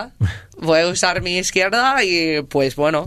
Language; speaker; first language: Spanish; non-native, learner; English